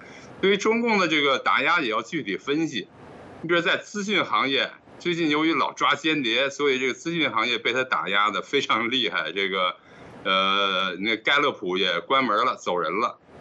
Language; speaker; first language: Chinese; native; Chinese